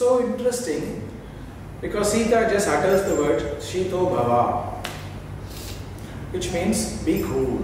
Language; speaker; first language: English; non-native, local second language; Tamil